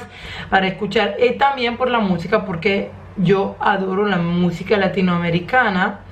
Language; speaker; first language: Spanish; non-native, fluent; Croatian